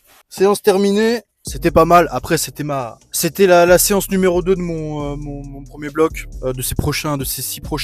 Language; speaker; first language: French; native; French